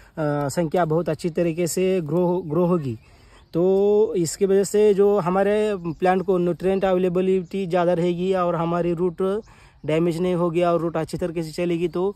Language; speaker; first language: Hindi; non-native, local second language; Marathi